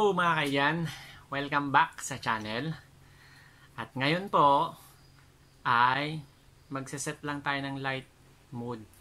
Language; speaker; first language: Filipino; non-native, local second language; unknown